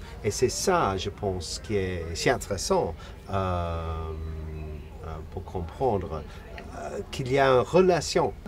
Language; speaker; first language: French; non-native, fluent; English